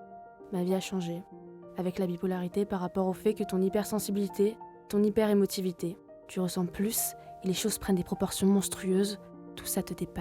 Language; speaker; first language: French; native; French